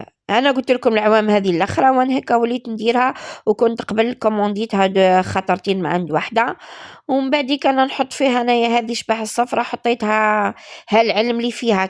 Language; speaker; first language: Arabic; native; Arabic